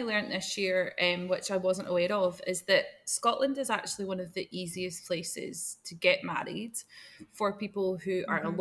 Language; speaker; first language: English; native; English